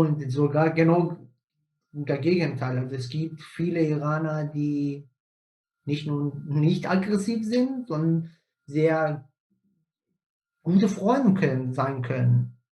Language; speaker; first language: German; non-native, fluent; Persian